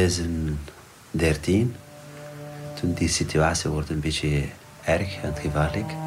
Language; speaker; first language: Dutch; non-native, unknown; Arabic